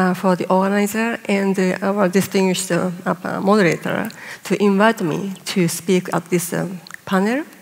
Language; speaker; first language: English; non-native, fluent; Japanese